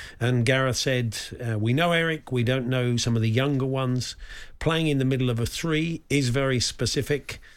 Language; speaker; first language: English; native; English